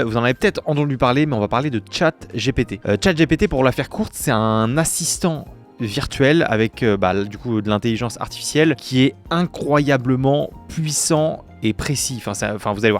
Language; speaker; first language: French; native; French